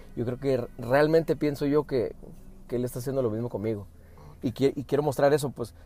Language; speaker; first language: Spanish; early bilingual, heritage; Spanish